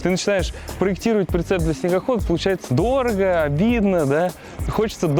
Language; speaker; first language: Russian; native; Russian